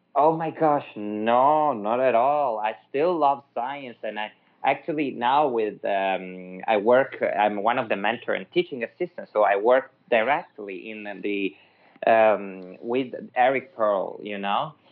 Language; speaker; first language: English; non-native, fluent; Italian